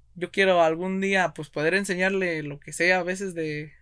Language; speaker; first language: Spanish; early bilingual, heritage; Spanish